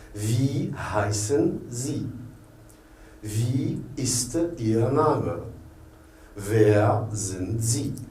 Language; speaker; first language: German; non-native, fluent; Arabic